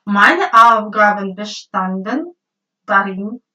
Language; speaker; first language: German; non-native, learner; Ukrainian